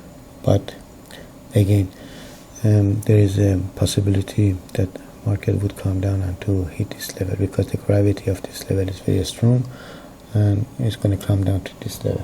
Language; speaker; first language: English; non-native, fluent; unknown